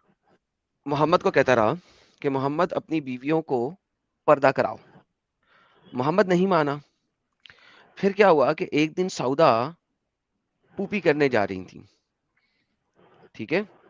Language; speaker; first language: Hindi; native; Hindi